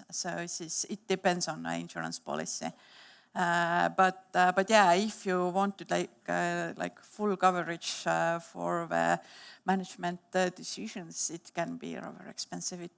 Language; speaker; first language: English; non-native, fluent; Estonian